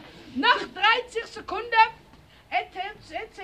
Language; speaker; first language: German; non-native, learner; Dutch